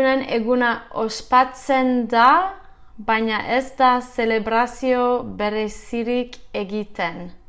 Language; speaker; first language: Basque; non-native, learner; English